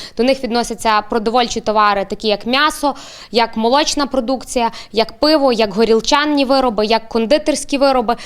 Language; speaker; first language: Ukrainian; native; Ukrainian